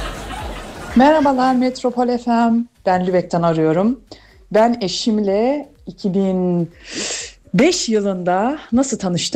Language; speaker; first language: Turkish; early bilingual, other home language; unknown